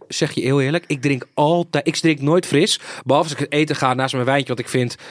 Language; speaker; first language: Dutch; native; Dutch